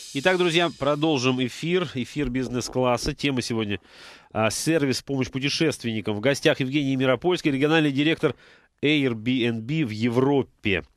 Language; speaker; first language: Russian; native; Russian